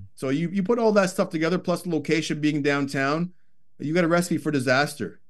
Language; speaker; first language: English; native; English